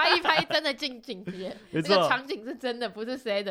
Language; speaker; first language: Chinese; native; Chinese